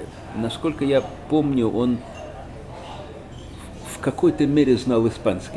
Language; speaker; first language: Russian; native; Russian